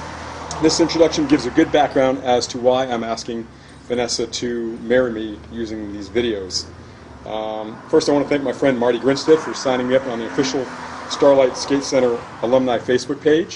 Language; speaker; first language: English; native; English